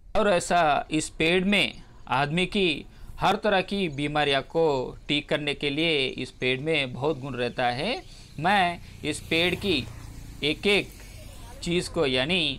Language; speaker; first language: Hindi; non-native, local second language; Telugu